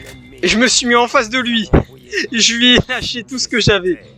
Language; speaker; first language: French; native; French